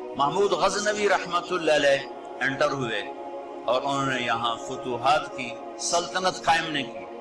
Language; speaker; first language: Urdu; non-native, local second language; Punjabi